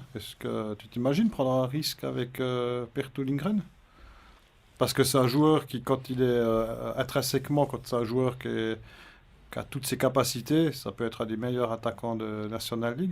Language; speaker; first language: French; native; French